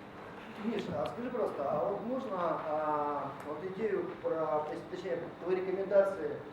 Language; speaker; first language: Russian; native; Russian